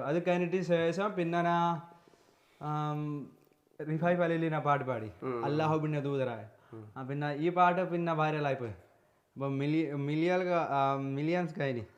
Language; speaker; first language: Malayalam; non-native, local second language; Bangla